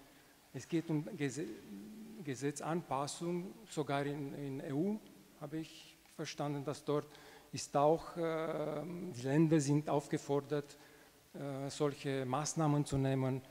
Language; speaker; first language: German; non-native, fluent; Romanian